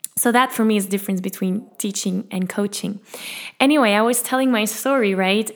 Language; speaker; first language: English; non-native, fluent; Dutch